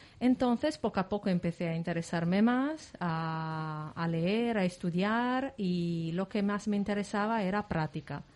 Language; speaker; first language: Spanish; non-native, fluent; Italian